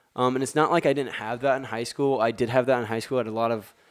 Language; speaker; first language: English; native; English